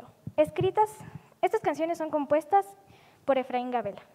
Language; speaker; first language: Spanish; native; Spanish